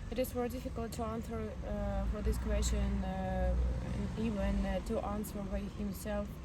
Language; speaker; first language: English; non-native, learner; Ukrainian